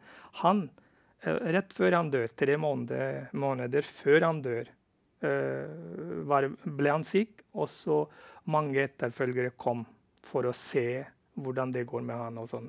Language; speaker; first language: Norwegian; non-native, fluent; Rohingya